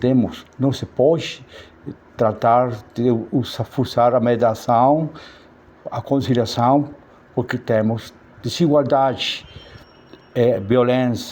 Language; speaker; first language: Portuguese; non-native, learner; Spanish